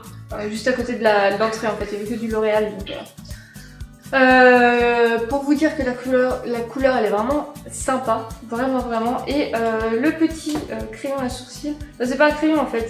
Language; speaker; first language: French; native; French